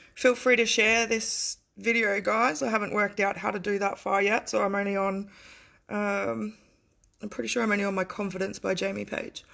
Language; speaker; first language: English; native; English